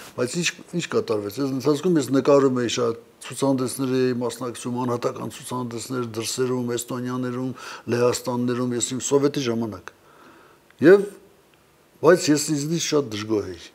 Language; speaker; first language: Armenian; native; Armenian